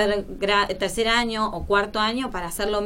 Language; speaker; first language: Spanish; native; Spanish